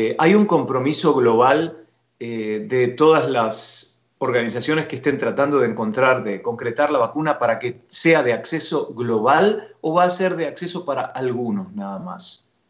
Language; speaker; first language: Spanish; native; Spanish